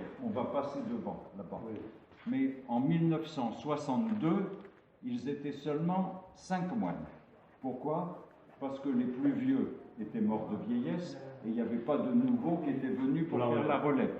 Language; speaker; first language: French; non-native, local second language; Arabic